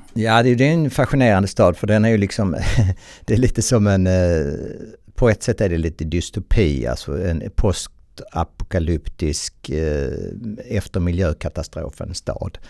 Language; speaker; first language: Swedish; native; Swedish